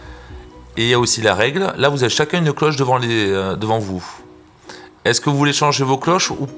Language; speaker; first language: French; native; French